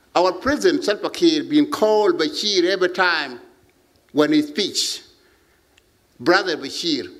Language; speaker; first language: English; non-native, learner; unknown